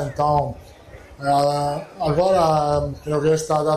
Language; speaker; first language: Portuguese; non-native, fluent; Italian